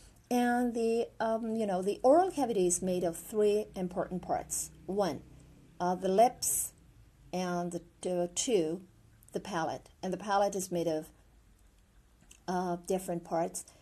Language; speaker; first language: English; non-native, fluent; Persian